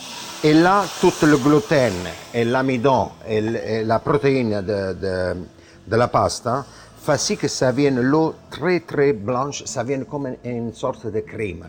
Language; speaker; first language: French; non-native, fluent; Italian